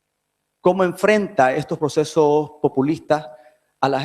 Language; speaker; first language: Spanish; native; Spanish